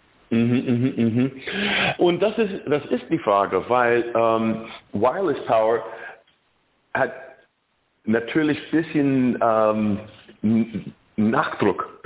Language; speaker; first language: German; non-native, fluent; English